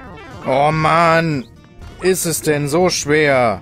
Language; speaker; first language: German; native; German